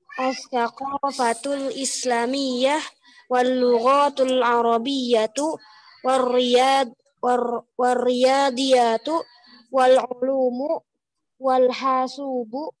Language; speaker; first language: Arabic; non-native, learner; Indonesian